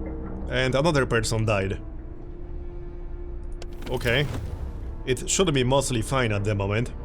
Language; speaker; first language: English; native; English